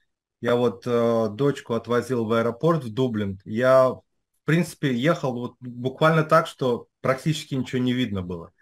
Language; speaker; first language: Russian; native; Russian